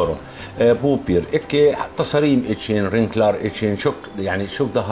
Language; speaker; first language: Turkish; non-native, learner; Arabic